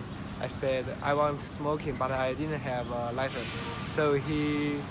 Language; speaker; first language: English; non-native, learner; Chinese